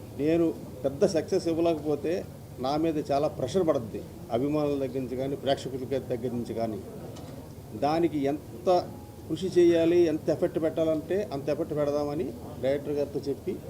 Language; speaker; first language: Telugu; native; Telugu